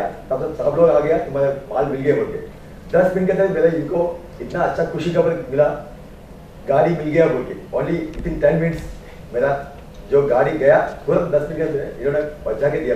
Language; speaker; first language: Hindi; non-native, local second language; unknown